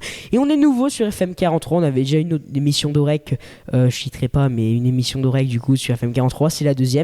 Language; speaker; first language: French; native; French